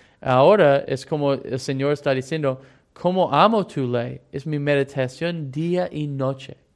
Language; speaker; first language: Spanish; non-native, fluent; English